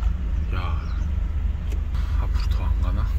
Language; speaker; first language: Korean; native; Korean